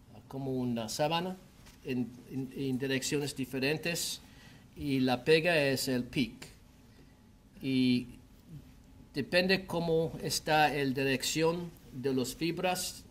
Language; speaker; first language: Spanish; non-native, learner; English